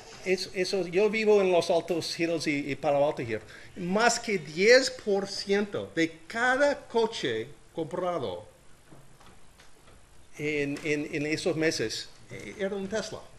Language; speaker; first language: Spanish; non-native, learner; English